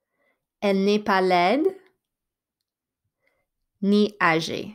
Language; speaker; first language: French; non-native, fluent; English